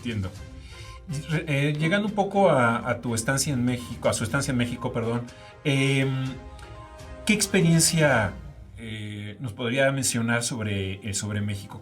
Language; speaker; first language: Spanish; native; Spanish